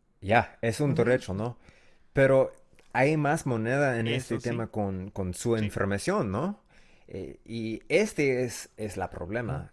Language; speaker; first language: Spanish; non-native, learner; English